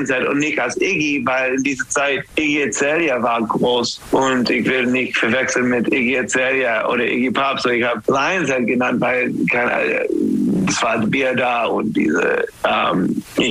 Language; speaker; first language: German; non-native, learner; English